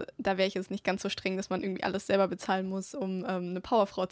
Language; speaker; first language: German; native; German